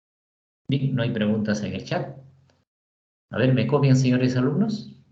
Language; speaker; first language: Spanish; native; Spanish